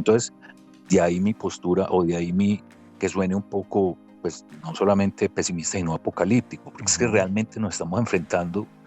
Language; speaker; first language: Spanish; native; Spanish